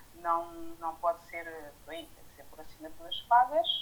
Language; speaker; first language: Portuguese; non-native, fluent; French